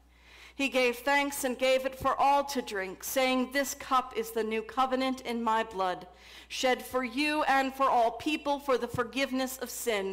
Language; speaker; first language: English; native; English